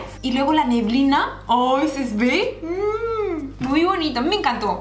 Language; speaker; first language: Spanish; native; Spanish